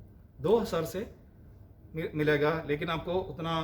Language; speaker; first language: Hindi; non-native, local second language; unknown